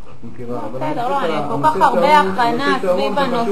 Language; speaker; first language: Hebrew; native; Hebrew